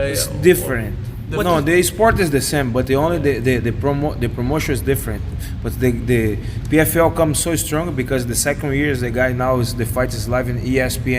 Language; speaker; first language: English; non-native, learner; Portuguese